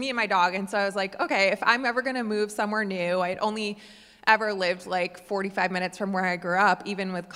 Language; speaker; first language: English; native; English